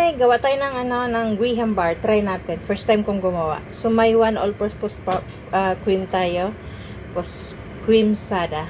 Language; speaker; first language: Filipino; non-native, local second language; Cebuano